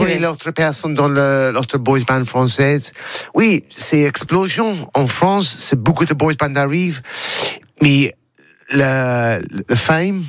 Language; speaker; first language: French; non-native, learner; English